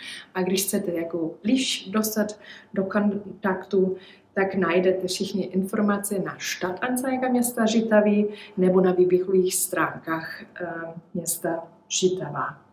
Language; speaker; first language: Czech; early bilingual, heritage; Czech